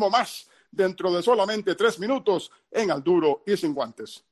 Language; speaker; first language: Spanish; native; Spanish